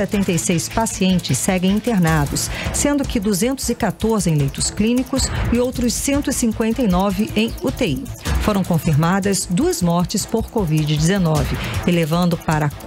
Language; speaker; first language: Portuguese; native; Portuguese